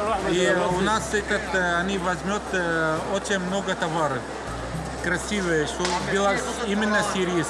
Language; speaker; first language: Russian; non-native, learner; Arabic